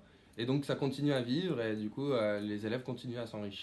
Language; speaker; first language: French; native; French